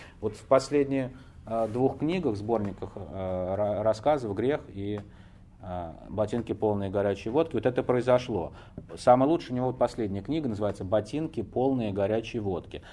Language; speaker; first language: Russian; native; Russian